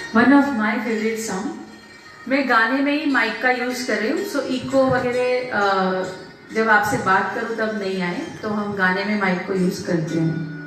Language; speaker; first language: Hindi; non-native, local second language; Gujarati